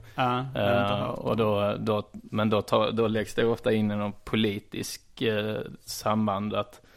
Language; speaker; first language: Swedish; native; Swedish